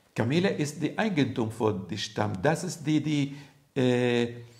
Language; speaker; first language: German; non-native, learner; Arabic